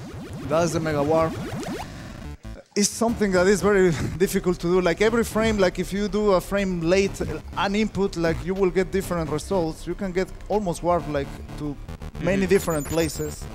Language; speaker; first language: English; non-native, fluent; Spanish